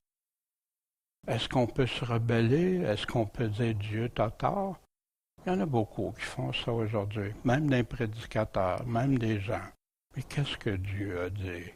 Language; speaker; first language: French; native; French